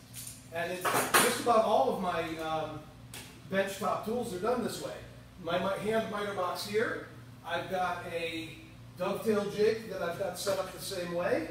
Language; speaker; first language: English; native; English